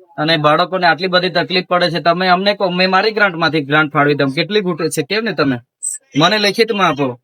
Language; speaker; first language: Gujarati; non-native, local second language; Vasavi